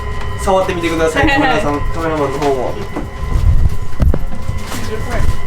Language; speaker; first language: Japanese; native; Japanese